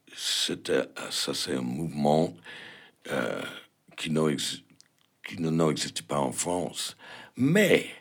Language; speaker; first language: French; non-native, fluent; English